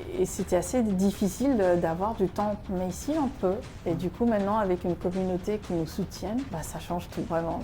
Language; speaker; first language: French; non-native, fluent; Spanish